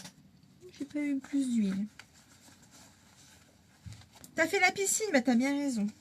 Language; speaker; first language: French; native; French